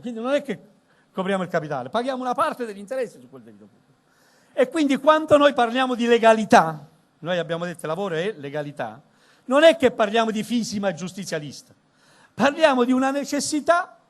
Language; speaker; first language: Italian; native; Italian